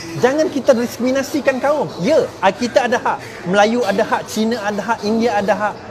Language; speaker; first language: Malay; non-native, local second language; Chinese